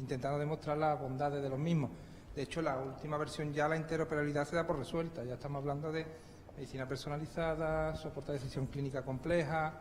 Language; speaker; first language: Spanish; native; Spanish